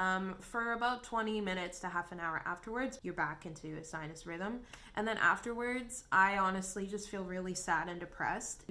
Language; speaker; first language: English; native; English